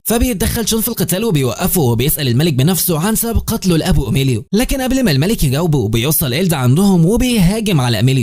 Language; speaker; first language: Arabic; native; Arabic